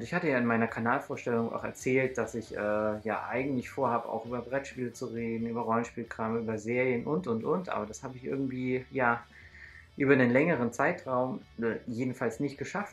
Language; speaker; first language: German; native; German